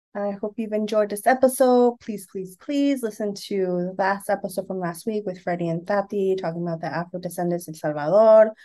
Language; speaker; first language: English; early bilingual, other home language; Spanish